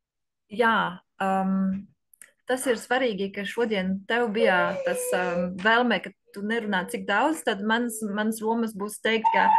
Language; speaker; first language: Latvian; non-native, learner; French